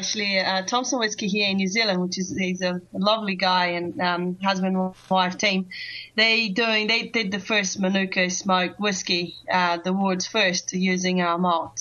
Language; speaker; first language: English; non-native, fluent; Portuguese